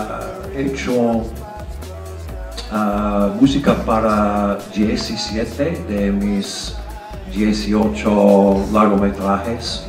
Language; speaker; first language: Spanish; non-native, fluent; English